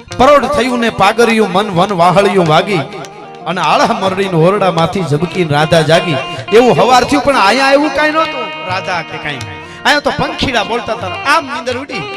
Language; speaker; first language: Gujarati; native; Gujarati